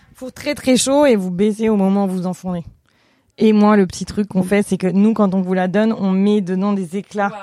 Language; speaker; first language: French; native; French